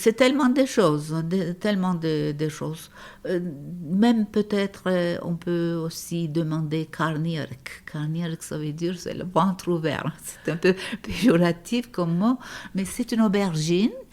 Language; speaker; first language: French; non-native, fluent; Turkish